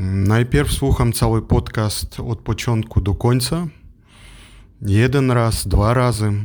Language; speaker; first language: Polish; non-native, learner; German